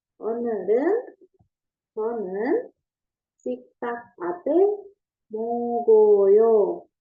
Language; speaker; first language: Korean; non-native, fluent; Indonesian